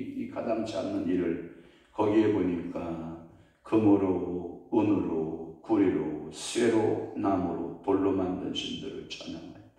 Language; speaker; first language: Korean; native; Korean